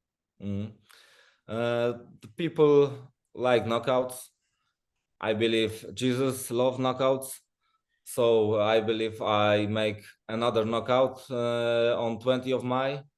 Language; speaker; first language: English; non-native, learner; Polish